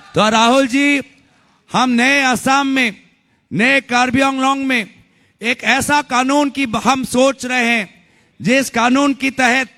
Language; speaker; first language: Hindi; non-native, local second language; Assamese